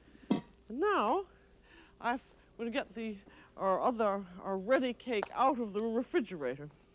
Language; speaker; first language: English; native; English